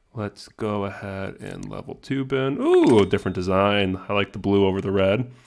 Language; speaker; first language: English; native; English